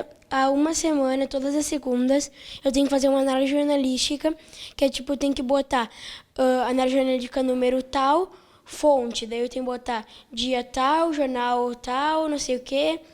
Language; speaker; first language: Portuguese; native; Portuguese